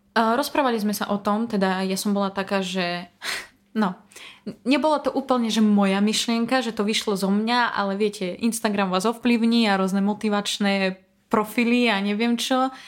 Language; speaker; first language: Slovak; non-native, fluent; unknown